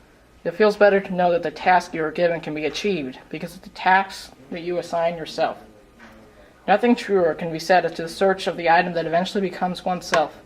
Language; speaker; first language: English; native; English